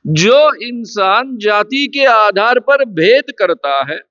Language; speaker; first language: Hindi; non-native, local second language; Marathi